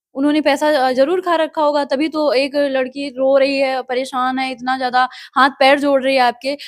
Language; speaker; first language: Hindi; native; Hindi